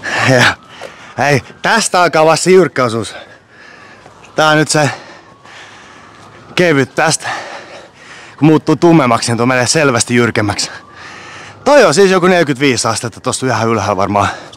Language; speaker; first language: Finnish; native; Finnish